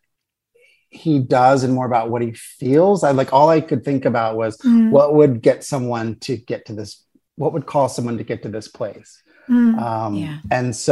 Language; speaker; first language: English; native; English